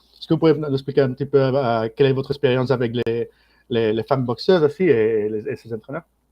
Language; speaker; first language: French; non-native, learner; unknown